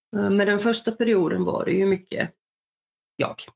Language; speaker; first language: Swedish; early bilingual, other home language; Bosnian